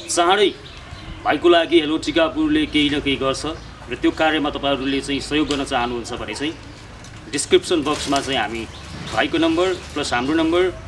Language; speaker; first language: Nepali; native; Nepali